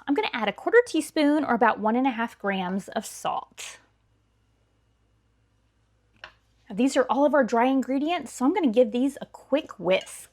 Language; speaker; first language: English; native; English